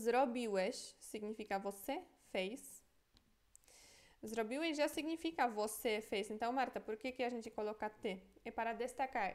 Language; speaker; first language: Portuguese; non-native, fluent; Polish